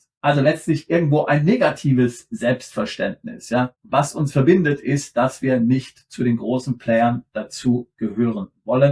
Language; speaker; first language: German; native; German